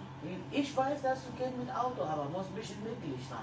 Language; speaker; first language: German; non-native, learner; French